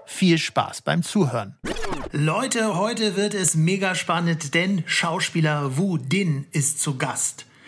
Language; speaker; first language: German; native; German